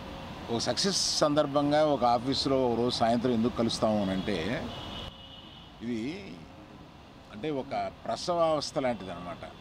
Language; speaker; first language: Telugu; native; Telugu